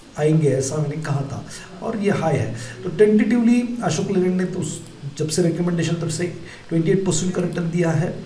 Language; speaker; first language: Hindi; non-native, local second language; Marathi